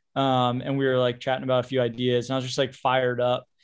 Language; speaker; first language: English; native; English